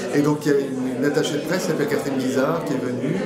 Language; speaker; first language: French; non-native, fluent; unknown